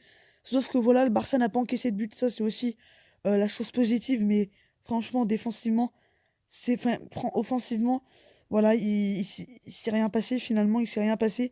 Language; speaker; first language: French; native; French